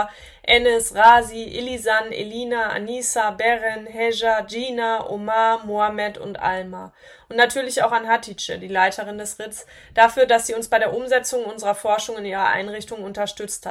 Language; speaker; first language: German; native; German